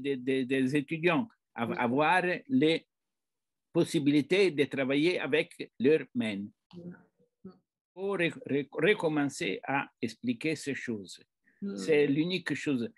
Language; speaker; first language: French; non-native, fluent; Italian